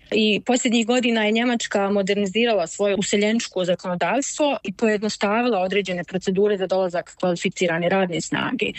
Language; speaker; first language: Croatian; native; Croatian